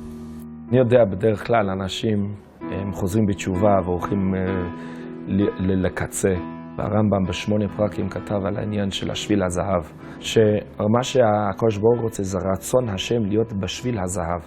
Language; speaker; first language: Hebrew; non-native, fluent; English